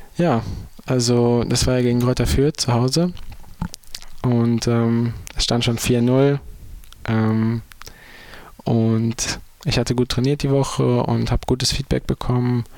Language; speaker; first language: German; native; German